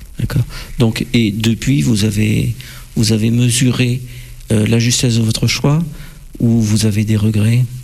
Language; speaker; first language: French; native; French